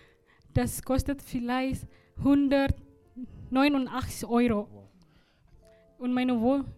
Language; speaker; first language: German; non-native, learner; Indonesian